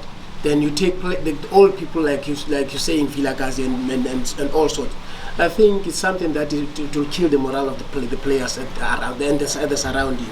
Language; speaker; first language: English; non-native, local second language; Northern Sotho